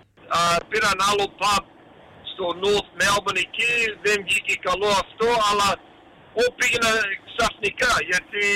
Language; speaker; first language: Greek; early bilingual, heritage; Greek